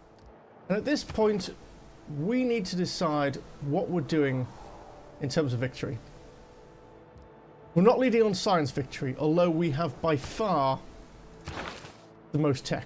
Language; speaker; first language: English; native; English